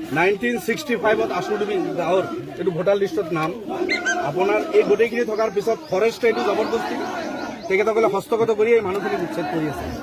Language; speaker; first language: Assamese; non-native, local second language; Bangla